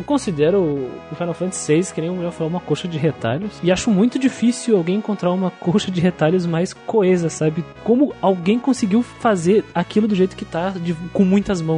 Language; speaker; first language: Portuguese; native; Portuguese